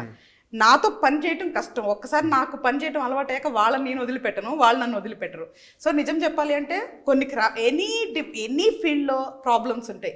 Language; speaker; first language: Telugu; native; Telugu